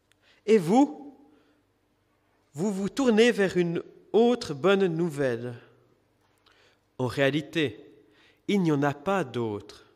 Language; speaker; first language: French; native; French